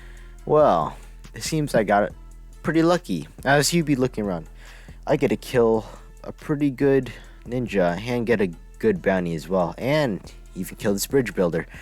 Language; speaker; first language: English; native; English